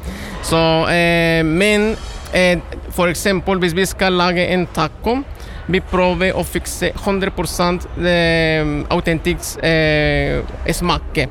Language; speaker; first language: Norwegian; non-native, learner; Spanish